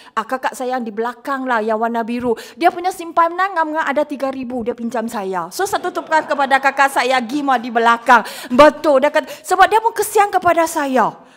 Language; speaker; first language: Malay; non-native, local second language; Chinese